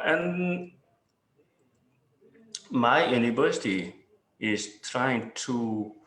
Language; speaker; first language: English; non-native, fluent; Korean